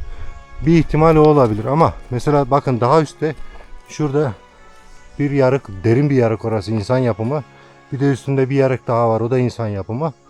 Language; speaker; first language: Turkish; native; Turkish